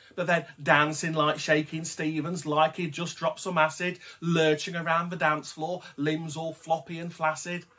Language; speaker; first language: English; native; English